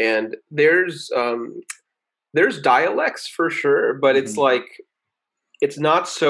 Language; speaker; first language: English; early bilingual, other home language; Spanish